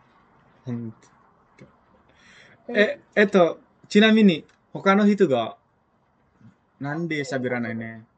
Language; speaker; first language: Japanese; non-native, fluent; Indonesian